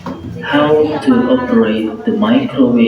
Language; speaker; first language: English; non-native, learner; Indonesian